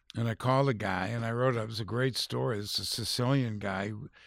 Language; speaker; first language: English; native; English